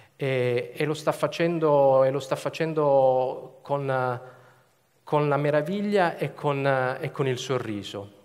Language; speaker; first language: Italian; native; Italian